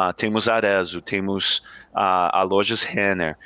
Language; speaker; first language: Portuguese; non-native, fluent; English